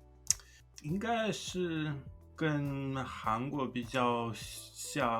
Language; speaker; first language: Chinese; non-native, fluent; English